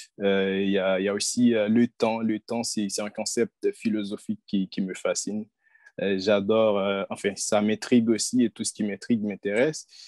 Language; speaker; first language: French; non-native, local second language; Haitian Creole